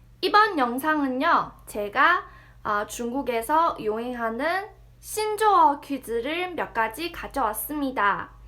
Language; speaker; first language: Korean; non-native, fluent; Chinese